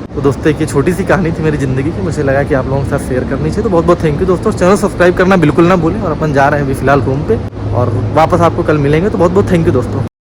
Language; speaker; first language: Hindi; native; Hindi